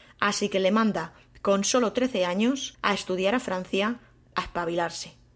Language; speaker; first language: Spanish; native; Spanish